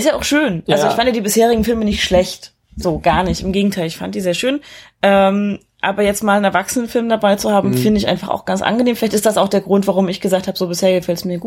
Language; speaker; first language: German; native; German